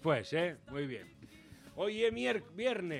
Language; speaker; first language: Spanish; native; Spanish